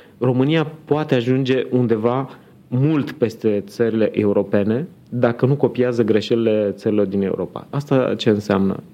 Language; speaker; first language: Romanian; native; Romanian